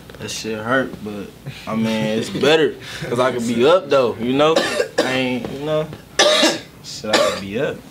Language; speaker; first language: English; native; English